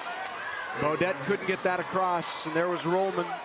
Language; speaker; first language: English; native; English